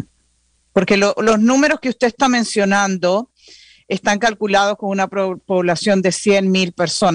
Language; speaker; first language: Spanish; native; Spanish